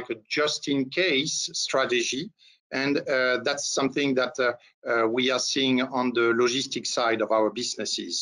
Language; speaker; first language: English; non-native, fluent; French